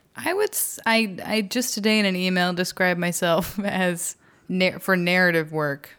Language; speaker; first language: English; native; English